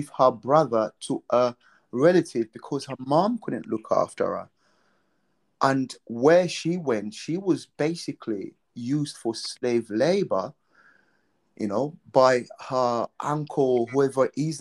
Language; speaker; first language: English; non-native, local second language; Nyanja